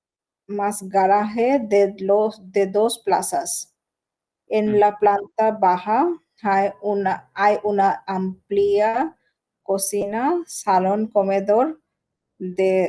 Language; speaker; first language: Spanish; non-native, learner; Bangla